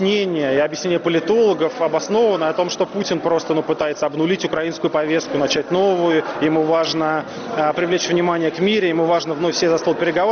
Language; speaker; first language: Russian; native; Russian